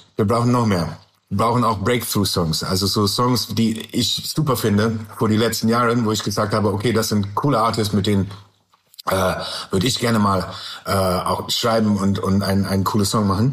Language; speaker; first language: German; non-native, learner; English